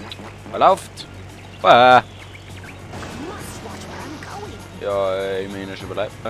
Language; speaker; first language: German; native; German